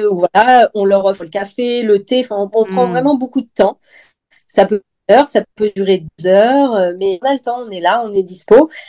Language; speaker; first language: French; native; French